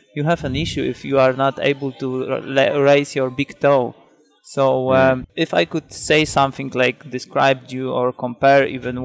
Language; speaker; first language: English; non-native, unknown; Polish